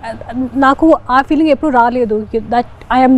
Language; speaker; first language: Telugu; non-native, fluent; Hindi